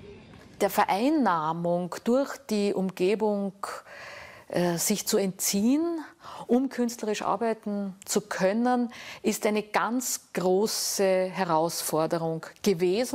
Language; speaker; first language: German; native; German